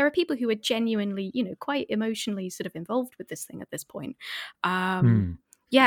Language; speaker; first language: English; native; English